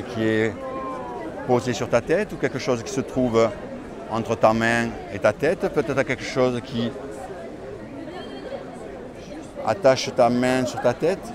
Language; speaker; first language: French; native; French